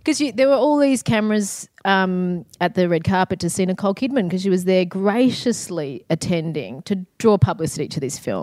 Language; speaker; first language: English; native; English